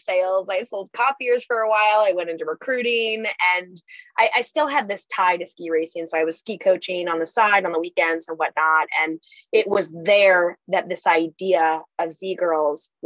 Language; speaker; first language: English; native; English